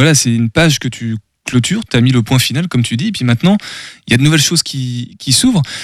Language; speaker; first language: French; native; French